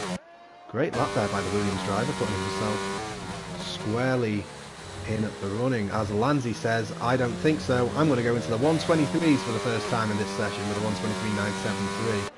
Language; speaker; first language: English; native; English